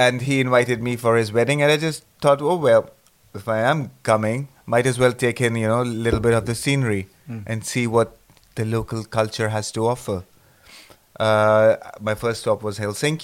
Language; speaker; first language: English; non-native, local second language; Punjabi